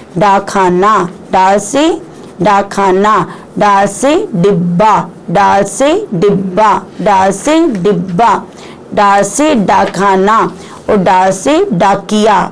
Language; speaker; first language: Urdu; non-native, local second language; Punjabi